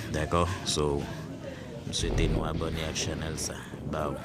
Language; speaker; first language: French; non-native, local second language; Haitian Creole